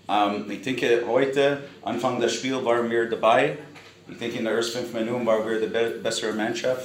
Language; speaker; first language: German; non-native, fluent; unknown